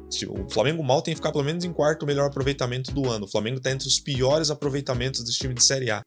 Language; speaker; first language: Portuguese; native; Portuguese